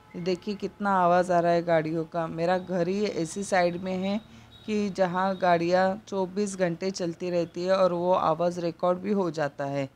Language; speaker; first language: Hindi; non-native, local second language; Marathi